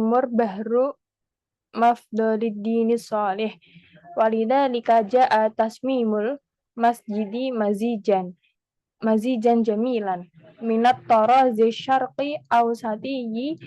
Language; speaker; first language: Arabic; non-native, learner; Indonesian